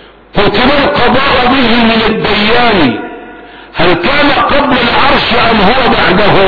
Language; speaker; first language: Arabic; native; Arabic